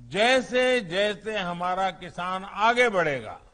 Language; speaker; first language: Hindi; non-native, local second language; Gujarati